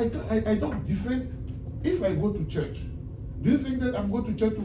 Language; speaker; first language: English; non-native, learner; French